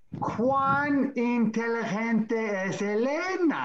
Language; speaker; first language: Spanish; non-native, fluent; English